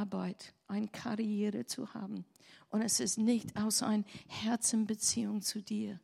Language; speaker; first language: German; non-native, learner; English